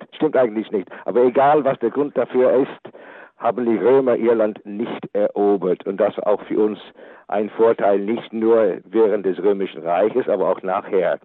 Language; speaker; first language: German; non-native, fluent; English